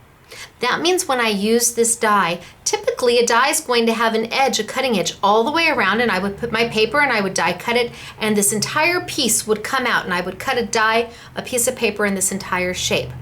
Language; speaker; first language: English; native; English